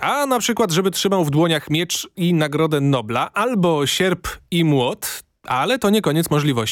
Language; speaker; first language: Polish; native; Polish